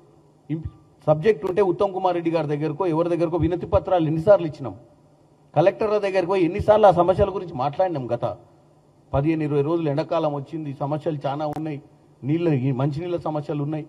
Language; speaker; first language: Telugu; native; Telugu